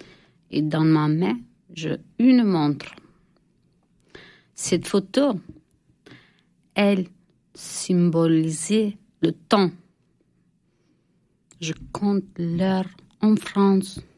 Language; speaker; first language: French; non-native, learner; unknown